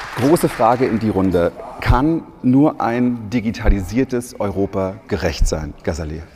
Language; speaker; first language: German; native; German